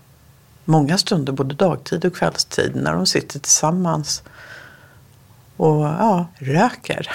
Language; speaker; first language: Swedish; early bilingual, other home language; Danish